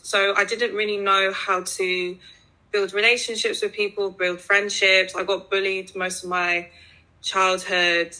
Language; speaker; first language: English; native; English